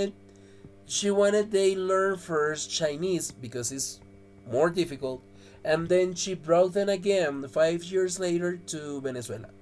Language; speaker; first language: English; non-native, fluent; Spanish